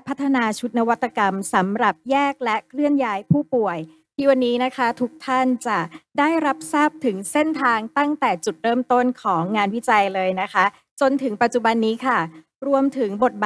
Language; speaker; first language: Thai; native; Thai